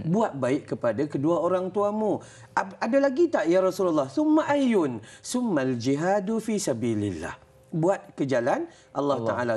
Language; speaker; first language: Malay; native; Malay